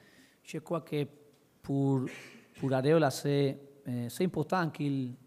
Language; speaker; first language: French; non-native, learner; Spanish